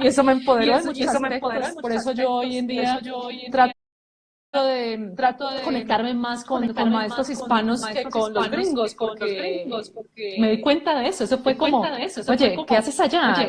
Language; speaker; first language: Spanish; native; Spanish